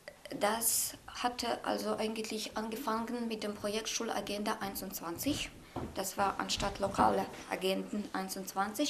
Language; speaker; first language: German; non-native, fluent; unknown